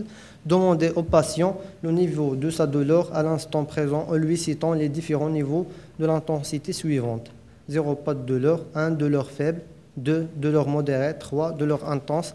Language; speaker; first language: French; non-native, local second language; Arabic